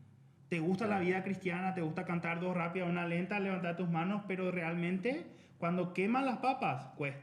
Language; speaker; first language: Spanish; native; Spanish